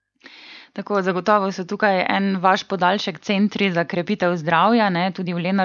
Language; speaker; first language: Slovenian; native; Slovenian